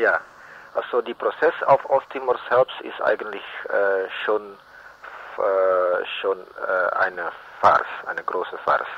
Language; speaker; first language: German; non-native, learner; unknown